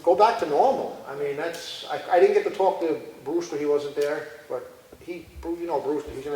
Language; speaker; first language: English; native; English